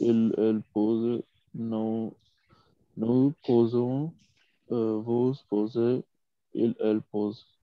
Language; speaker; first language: French; non-native, learner; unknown